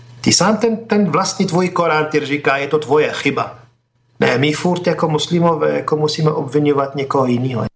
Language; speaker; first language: Czech; non-native, fluent; Arabic